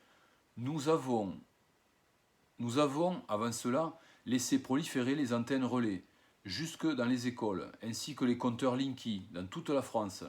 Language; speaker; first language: French; native; French